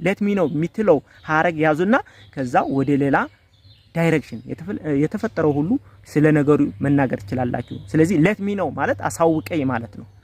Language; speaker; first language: Amharic; non-native, local second language; Tigrinya